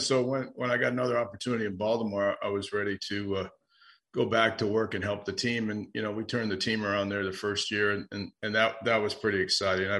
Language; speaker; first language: English; native; English